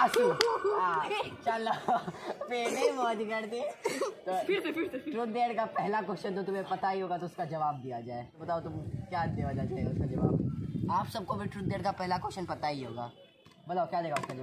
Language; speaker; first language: Hindi; native; Hindi